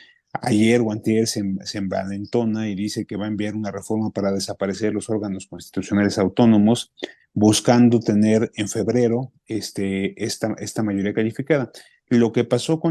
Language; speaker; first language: Spanish; native; Spanish